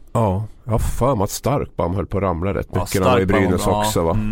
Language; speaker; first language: Swedish; native; Swedish